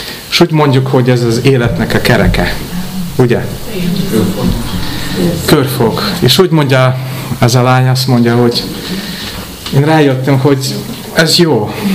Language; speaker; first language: Hungarian; non-native, fluent; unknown